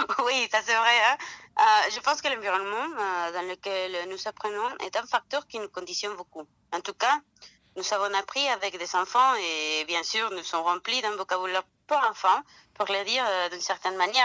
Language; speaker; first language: French; non-native, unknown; Spanish